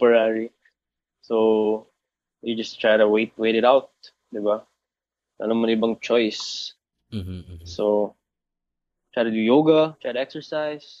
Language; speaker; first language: English; non-native, local second language; Bikol